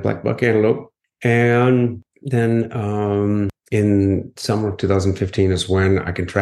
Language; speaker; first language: English; native; English